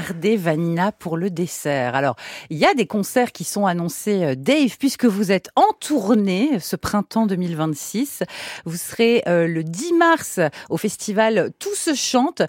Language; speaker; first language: French; native; French